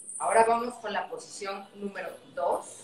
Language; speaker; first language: Spanish; native; Spanish